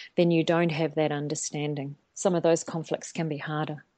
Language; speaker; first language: English; native; English